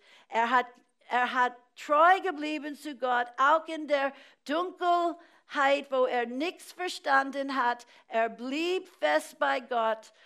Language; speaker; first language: German; non-native, fluent; English